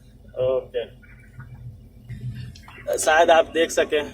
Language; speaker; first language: Hindi; native; Hindi